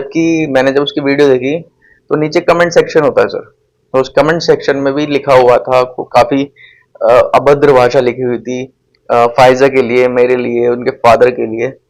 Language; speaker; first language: Hindi; native; Hindi